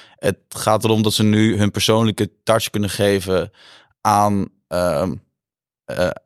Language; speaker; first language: Dutch; native; Dutch